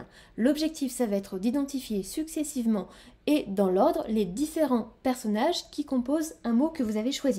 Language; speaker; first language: French; native; French